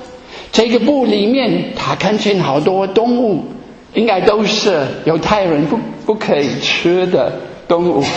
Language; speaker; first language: Chinese; non-native, fluent; German